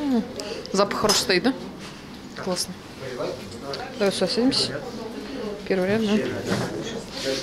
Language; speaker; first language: Russian; native; Russian